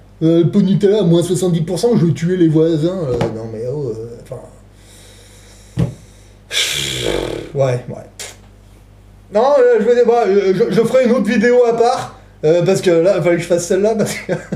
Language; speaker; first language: French; native; French